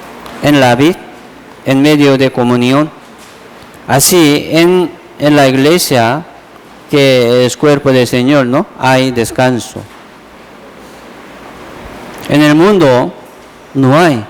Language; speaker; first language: Spanish; non-native, fluent; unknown